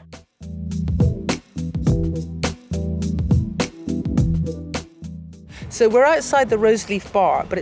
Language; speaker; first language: English; native; English